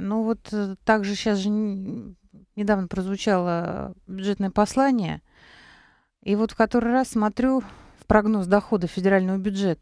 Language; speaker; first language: Russian; native; Russian